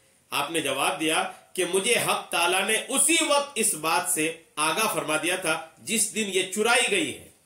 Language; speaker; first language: Urdu; native; Urdu